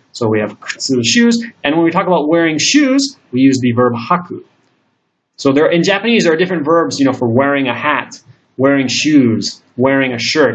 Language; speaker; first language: English; native; English